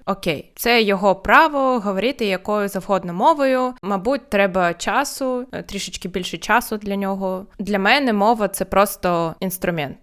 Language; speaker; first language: Ukrainian; non-native, fluent; Russian